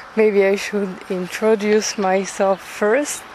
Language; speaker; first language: English; non-native, fluent; French